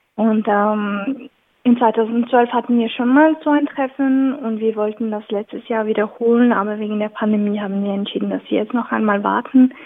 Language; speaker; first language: German; non-native, local second language; French